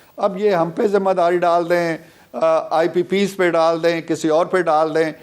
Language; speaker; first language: Urdu; native; Urdu